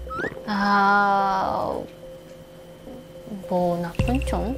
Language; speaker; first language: Korean; non-native, learner; Japanese